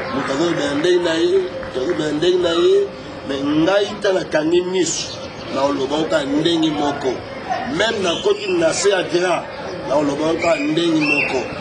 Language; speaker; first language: Lingala; non-native, fluent; Kongo